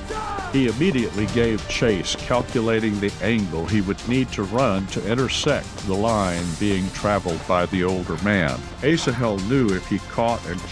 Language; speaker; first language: English; native; English